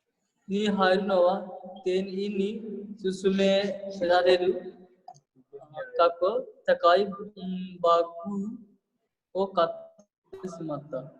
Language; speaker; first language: Japanese; non-native, fluent; Hindi